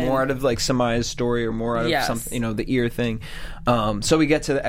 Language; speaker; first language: English; native; English